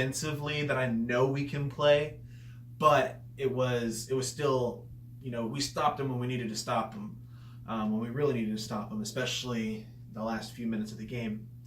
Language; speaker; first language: English; native; English